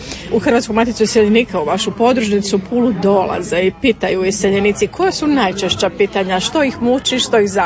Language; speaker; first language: Serbian; native; Serbian